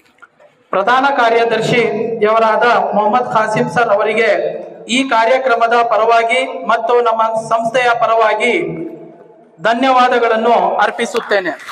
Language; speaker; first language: Kannada; native; Kannada